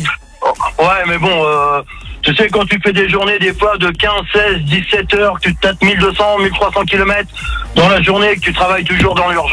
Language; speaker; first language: French; native; French